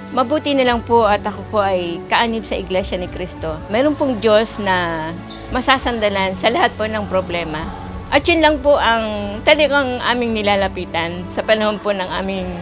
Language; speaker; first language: Filipino; native; Filipino